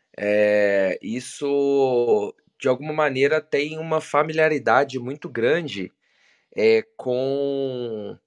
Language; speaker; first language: Portuguese; native; Portuguese